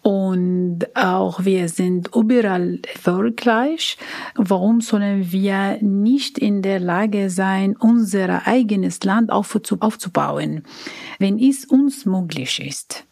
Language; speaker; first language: German; non-native, learner; Arabic